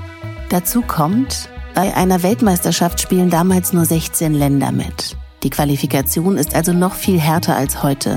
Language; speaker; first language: German; native; German